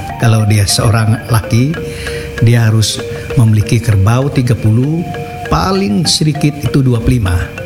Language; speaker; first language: Indonesian; non-native, local second language; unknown